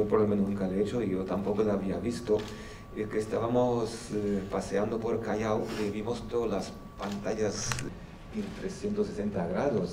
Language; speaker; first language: Spanish; non-native, fluent; Armenian